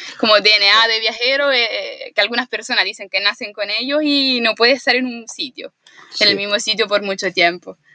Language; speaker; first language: Spanish; non-native, fluent; Italian